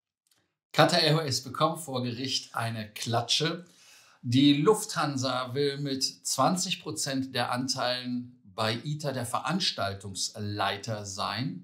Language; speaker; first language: German; native; German